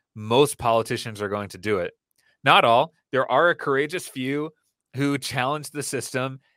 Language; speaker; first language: English; native; English